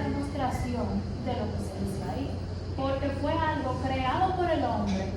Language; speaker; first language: Spanish; native; Spanish